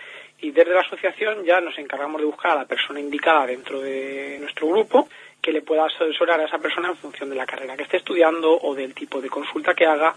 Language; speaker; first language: Spanish; native; Spanish